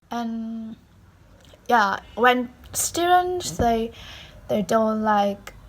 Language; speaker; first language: English; non-native, learner; Vietnamese